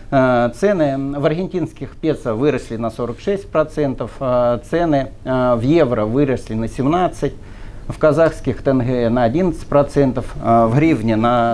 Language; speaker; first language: Russian; native; Russian